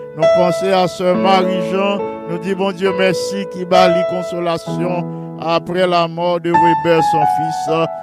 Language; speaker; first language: French; non-native, local second language; Haitian Creole